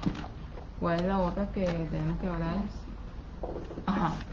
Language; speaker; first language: Spanish; non-native, fluent; Chinese